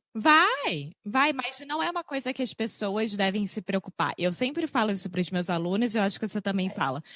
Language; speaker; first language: Portuguese; native; Portuguese